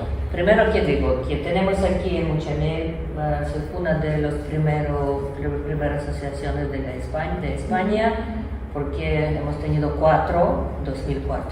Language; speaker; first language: Spanish; non-native, learner; Ukrainian